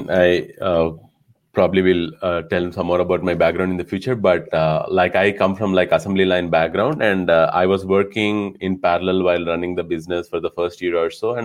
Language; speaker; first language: English; non-native, local second language; Telugu